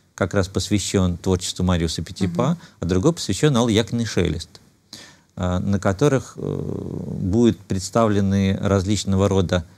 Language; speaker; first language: Russian; native; Russian